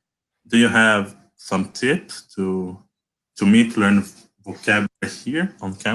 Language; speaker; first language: English; non-native, learner; Portuguese